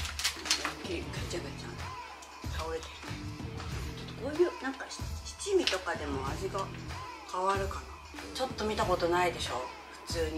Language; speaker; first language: Japanese; native; Japanese